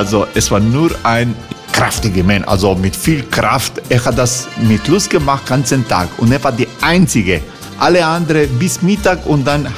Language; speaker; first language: German; non-native, learner; Croatian